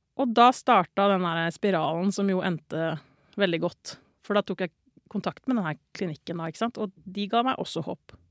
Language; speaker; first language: Norwegian; native; Norwegian